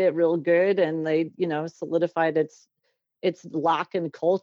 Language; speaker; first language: English; native; English